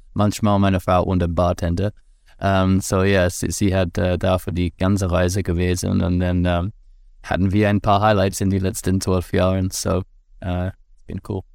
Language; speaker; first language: German; non-native, learner; English